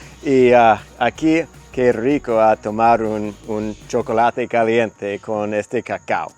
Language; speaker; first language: Spanish; non-native, fluent; English